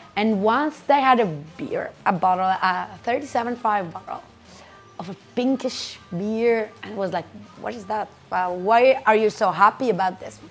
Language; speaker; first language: English; non-native, fluent; Italian